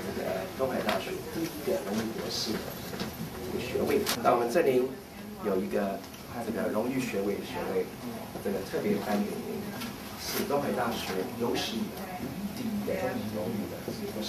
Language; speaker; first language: Chinese; native; Chinese